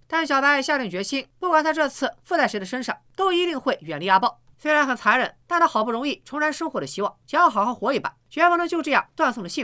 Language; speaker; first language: Chinese; native; Chinese